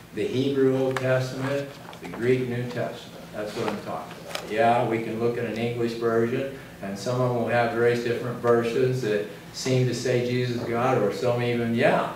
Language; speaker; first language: English; native; English